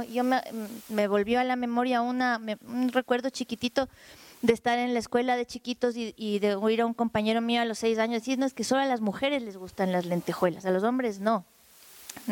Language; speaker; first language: Spanish; native; Spanish